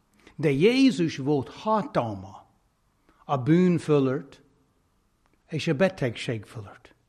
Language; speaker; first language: Hungarian; non-native, fluent; English